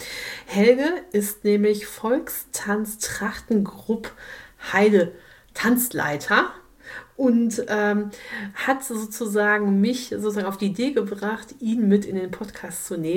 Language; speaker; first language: German; native; German